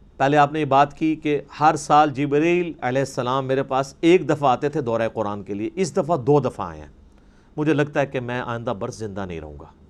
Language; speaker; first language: Urdu; non-native, local second language; Punjabi